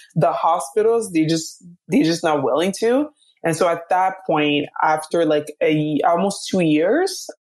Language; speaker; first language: English; early bilingual, other home language; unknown